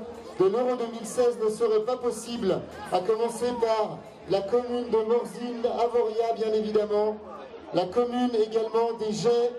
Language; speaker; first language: French; native; French